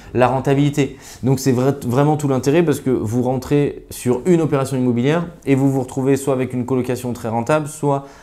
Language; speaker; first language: French; native; French